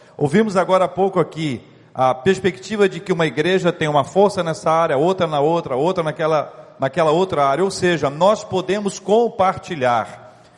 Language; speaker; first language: Portuguese; native; Portuguese